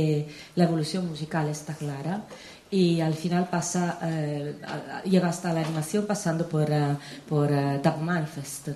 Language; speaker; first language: Spanish; non-native, fluent; Italian